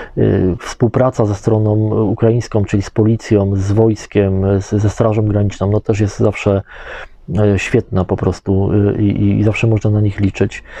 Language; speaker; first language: Polish; native; Polish